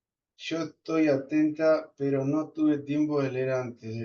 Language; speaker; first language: Spanish; native; Spanish